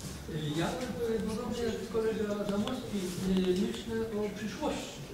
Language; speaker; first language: Polish; native; Polish